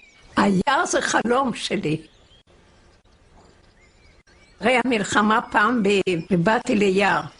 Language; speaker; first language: Hebrew; non-native, fluent; Yiddish